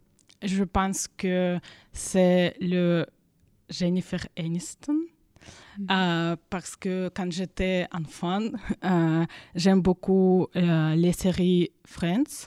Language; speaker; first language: French; non-native, learner; Russian